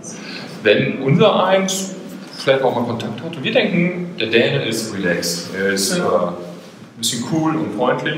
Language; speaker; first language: German; native; German